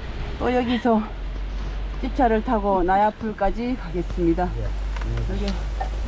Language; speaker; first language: Korean; native; Korean